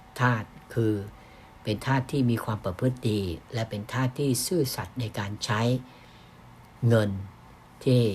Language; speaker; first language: Thai; native; Thai